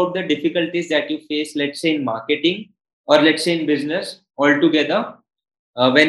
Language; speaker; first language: English; non-native, local second language; Hindi